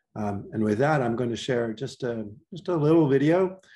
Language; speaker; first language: English; native; English